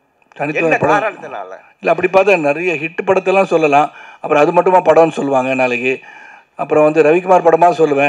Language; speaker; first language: Tamil; native; Tamil